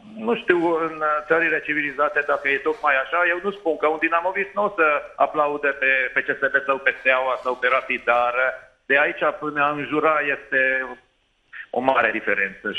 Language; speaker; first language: Romanian; non-native, local second language; Hungarian